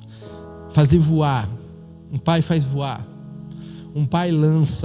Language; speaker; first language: Portuguese; native; Portuguese